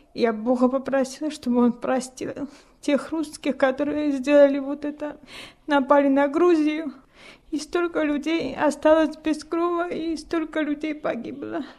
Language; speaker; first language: Russian; native; Russian